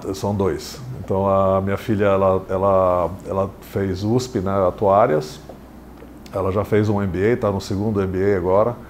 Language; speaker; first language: Portuguese; early bilingual, other home language; English